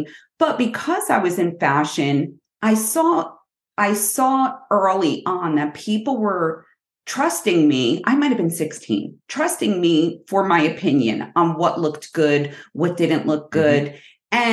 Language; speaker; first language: English; native; English